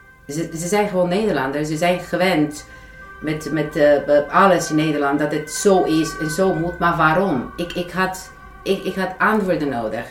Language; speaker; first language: Dutch; non-native, fluent; Romanian